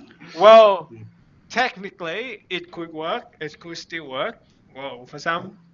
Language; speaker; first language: English; non-native, fluent; Vietnamese